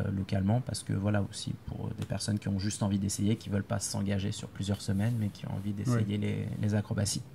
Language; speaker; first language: French; native; French